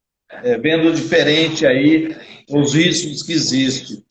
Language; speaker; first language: Portuguese; native; Portuguese